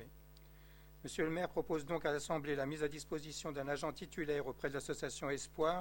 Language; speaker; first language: French; native; French